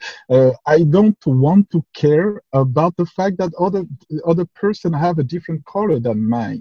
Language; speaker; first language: English; non-native, fluent; French